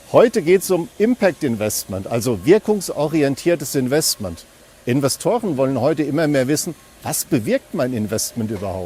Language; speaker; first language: German; native; German